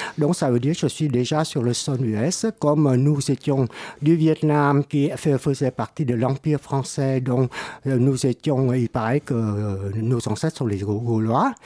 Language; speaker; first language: French; non-native, fluent; Vietnamese